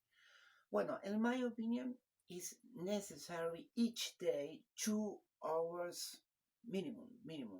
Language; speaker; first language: English; non-native, learner; Spanish